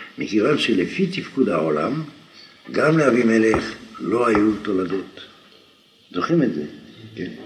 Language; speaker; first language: Hebrew; non-native, fluent; French